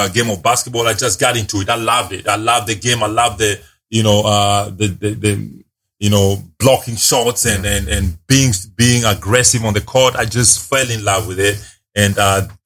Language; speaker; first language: English; non-native, local second language; Luo (Kenya and Tanzania)